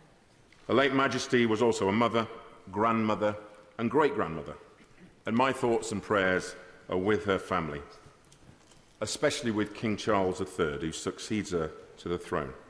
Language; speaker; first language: English; native; English